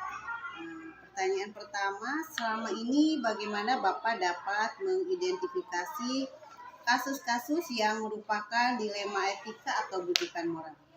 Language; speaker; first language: Indonesian; native; Indonesian